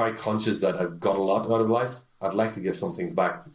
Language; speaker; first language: English; native; English